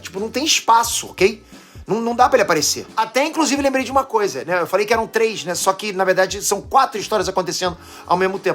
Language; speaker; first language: Portuguese; native; Portuguese